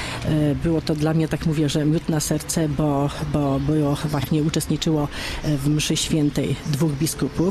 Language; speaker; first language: Polish; native; Polish